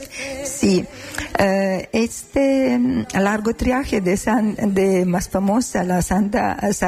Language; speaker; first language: Spanish; non-native, fluent; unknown